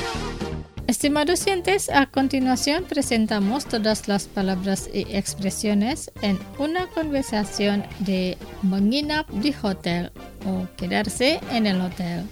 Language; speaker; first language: Spanish; non-native, fluent; Indonesian